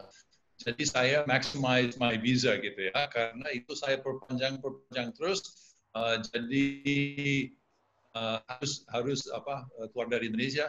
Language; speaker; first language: Indonesian; non-native, fluent; English